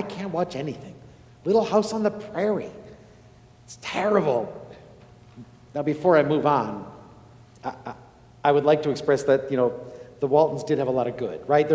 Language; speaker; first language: English; native; English